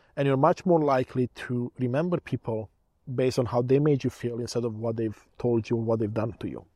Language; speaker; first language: English; early bilingual, other home language; Romanian